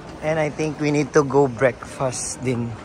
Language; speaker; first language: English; non-native, learner; Filipino